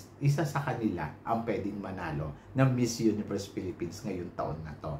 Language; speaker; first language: Filipino; native; Filipino